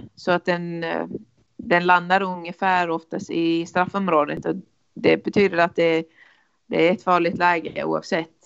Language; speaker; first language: Swedish; non-native, fluent; Icelandic